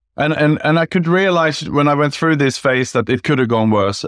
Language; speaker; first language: English; non-native, fluent; Swedish